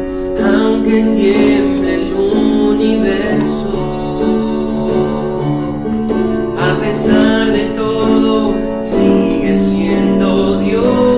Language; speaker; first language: Spanish; native; Spanish